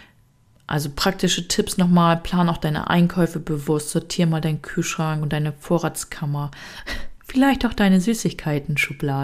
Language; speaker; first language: German; native; German